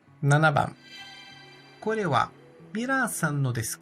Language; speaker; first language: Japanese; non-native, learner; Portuguese